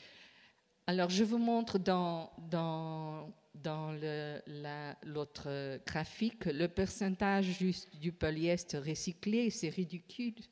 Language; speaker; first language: French; non-native, fluent; Portuguese